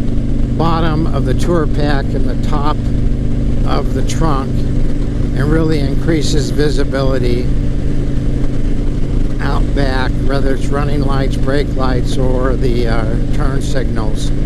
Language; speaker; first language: English; native; English